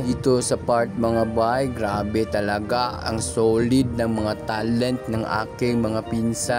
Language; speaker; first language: Filipino; non-native, local second language; Cebuano